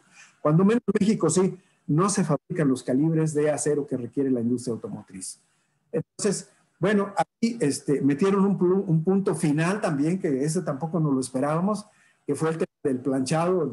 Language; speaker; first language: Spanish; native; Spanish